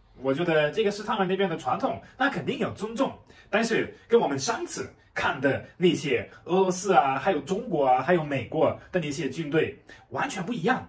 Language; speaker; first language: Chinese; non-native, fluent; German